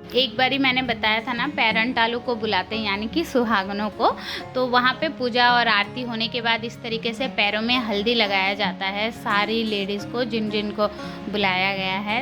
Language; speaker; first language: Hindi; non-native, local second language; Telugu